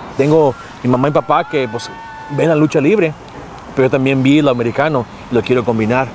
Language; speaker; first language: Spanish; early bilingual, heritage; Spanish